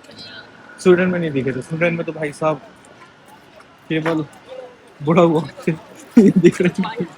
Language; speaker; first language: Hindi; native; Hindi